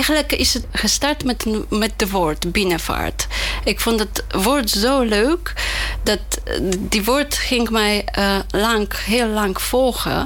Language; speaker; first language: Dutch; non-native, fluent; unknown